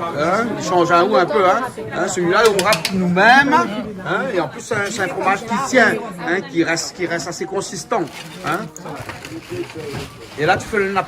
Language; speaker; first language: French; native; French